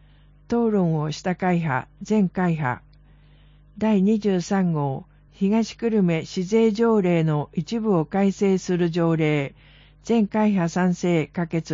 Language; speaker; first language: Japanese; native; Japanese